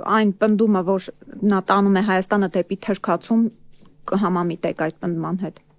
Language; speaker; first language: Armenian; native; Armenian